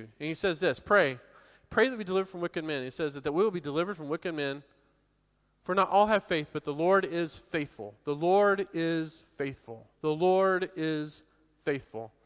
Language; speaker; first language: English; native; English